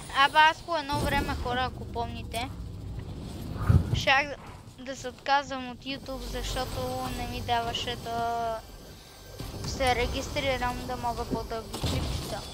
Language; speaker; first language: Bulgarian; native; Bulgarian